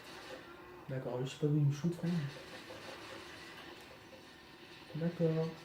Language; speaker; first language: French; native; French